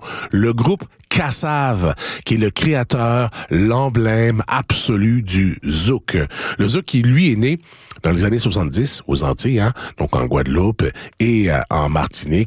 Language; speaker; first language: French; native; French